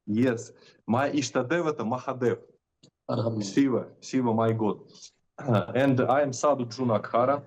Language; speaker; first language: English; non-native, learner; Russian